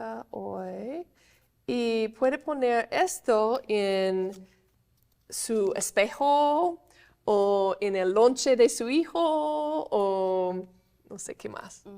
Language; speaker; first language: Spanish; non-native, fluent; English